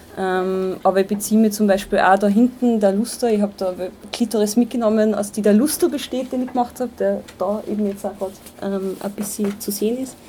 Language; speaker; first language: German; native; German